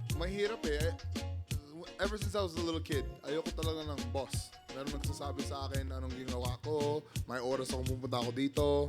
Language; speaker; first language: Filipino; early bilingual, heritage; Filipino